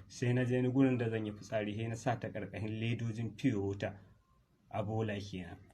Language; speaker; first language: Hausa; native; Hausa